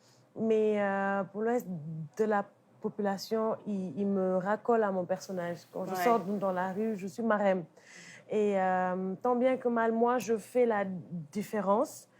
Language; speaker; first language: French; non-native, local second language; Wolof